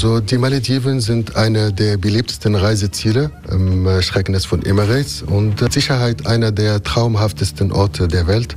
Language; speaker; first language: German; non-native, fluent; Arabic